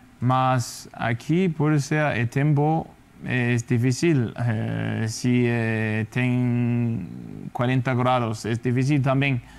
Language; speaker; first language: Spanish; non-native, fluent; Danish